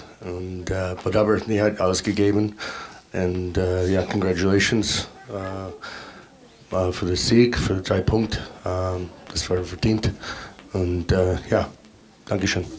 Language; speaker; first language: German; non-native, fluent; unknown